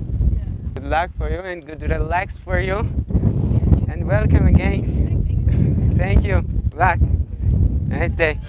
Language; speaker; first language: English; non-native, learner; Tajik